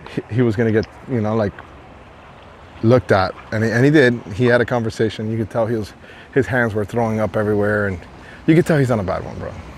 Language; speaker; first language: English; early bilingual, other home language; Spanish